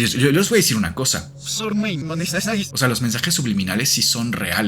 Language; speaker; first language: Spanish; native; Spanish